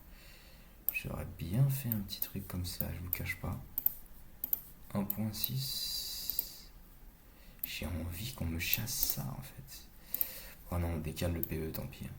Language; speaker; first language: French; native; French